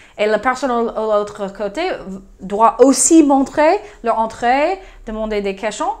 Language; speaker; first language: French; non-native, fluent; English